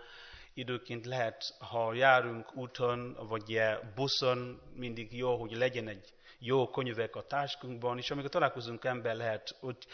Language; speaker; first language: Hungarian; non-native, learner; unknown